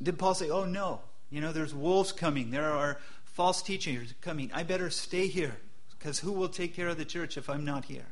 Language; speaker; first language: English; native; English